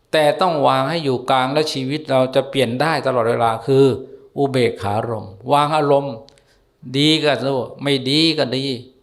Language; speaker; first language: Thai; native; Thai